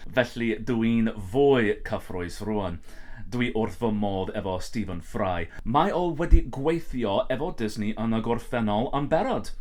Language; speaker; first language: Welsh; non-native, learner; English